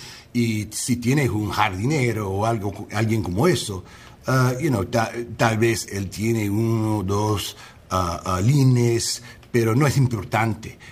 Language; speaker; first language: Spanish; non-native, learner; English